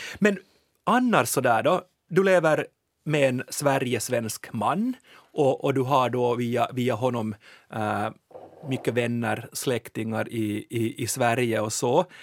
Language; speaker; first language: Swedish; native; Swedish